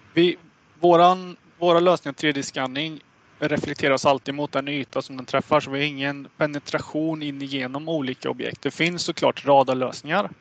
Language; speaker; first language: Swedish; native; Swedish